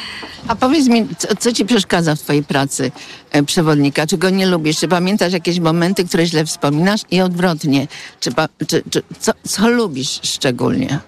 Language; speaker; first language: Polish; native; Polish